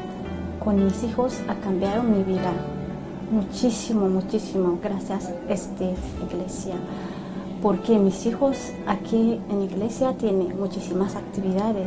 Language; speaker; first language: Spanish; non-native, learner; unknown